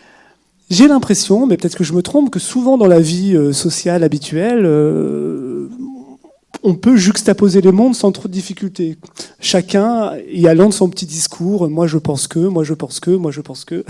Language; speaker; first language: French; native; French